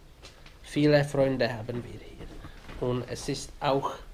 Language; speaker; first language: German; non-native, learner; Czech